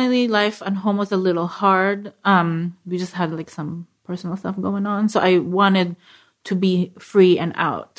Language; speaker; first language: English; non-native, local second language; Filipino